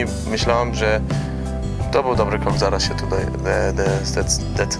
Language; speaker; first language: Polish; early bilingual, heritage; Polish